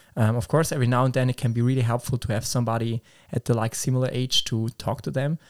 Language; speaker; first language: English; non-native, fluent; Swiss German